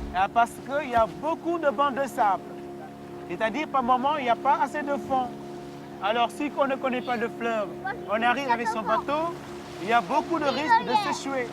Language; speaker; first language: French; non-native, local second language; Wolof